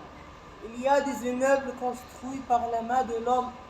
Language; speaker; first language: French; non-native, learner; Arabic